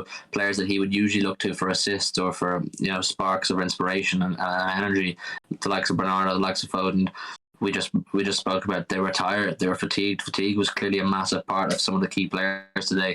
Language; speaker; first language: English; native; English